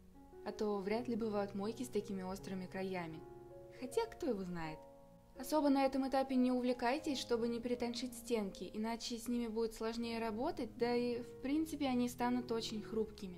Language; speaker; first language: Russian; native; Russian